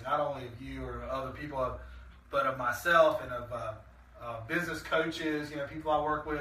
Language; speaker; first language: English; native; English